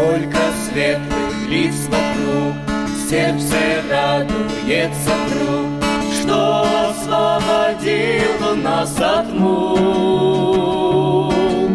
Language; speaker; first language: Russian; native; Russian